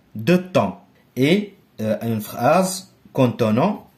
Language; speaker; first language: French; non-native, local second language; Arabic